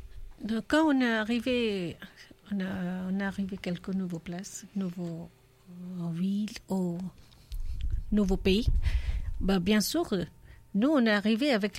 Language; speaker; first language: French; non-native, learner; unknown